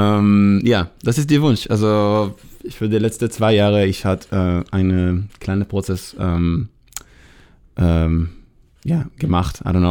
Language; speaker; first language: German; non-native, learner; Hebrew